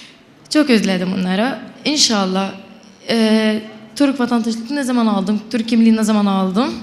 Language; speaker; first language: Turkish; non-native, local second language; Arabic